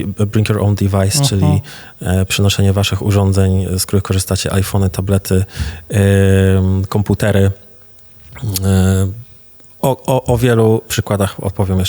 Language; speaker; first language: Polish; native; Polish